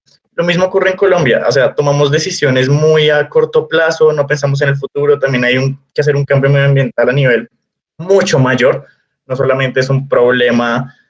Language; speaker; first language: Spanish; native; Spanish